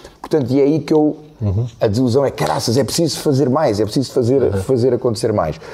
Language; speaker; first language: Portuguese; native; Portuguese